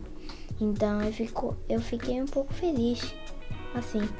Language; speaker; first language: Portuguese; early bilingual, heritage; Portuguese